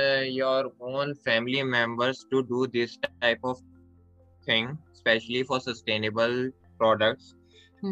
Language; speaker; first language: English; non-native, local second language; Hindi